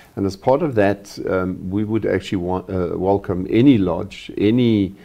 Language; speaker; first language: English; non-native, local second language; German